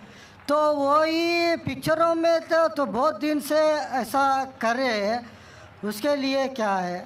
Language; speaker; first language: Hindi; non-native, local second language; Telugu